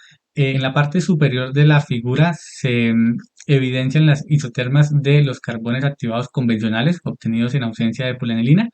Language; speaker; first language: Spanish; native; Spanish